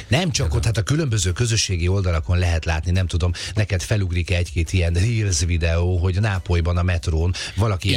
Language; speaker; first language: Hungarian; native; Hungarian